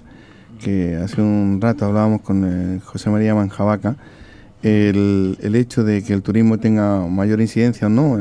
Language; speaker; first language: Spanish; native; Spanish